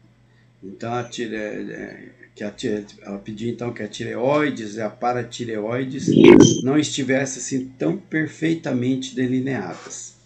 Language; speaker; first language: Portuguese; native; Portuguese